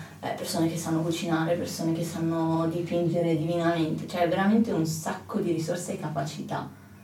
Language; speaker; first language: Italian; native; Italian